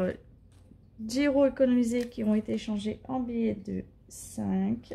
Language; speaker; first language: French; native; French